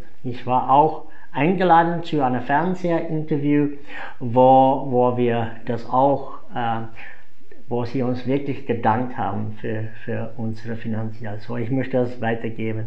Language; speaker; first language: German; non-native, fluent; English